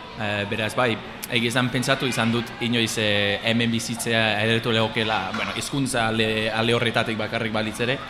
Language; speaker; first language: Basque; non-native, fluent; English